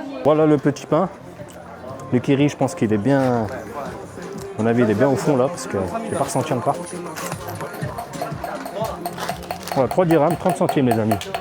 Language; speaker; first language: French; native; French